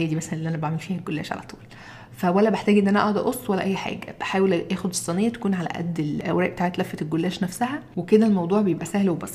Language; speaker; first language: Arabic; native; Arabic